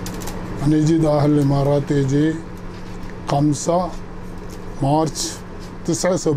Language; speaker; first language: Arabic; non-native, learner; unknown